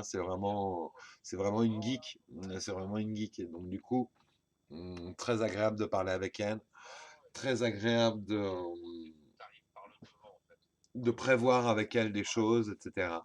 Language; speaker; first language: French; native; French